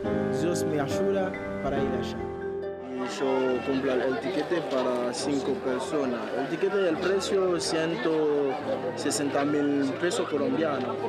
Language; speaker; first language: Spanish; non-native, learner; Haitian Creole